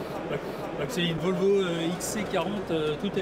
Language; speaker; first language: French; native; French